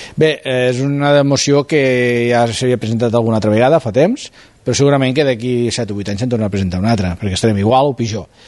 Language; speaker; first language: Catalan; native; Catalan